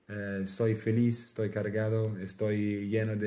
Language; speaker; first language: Spanish; non-native, learner; Italian